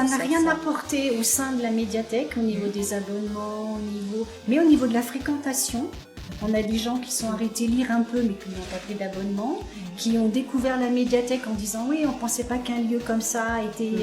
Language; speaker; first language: French; native; French